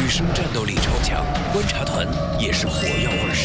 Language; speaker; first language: Chinese; native; Chinese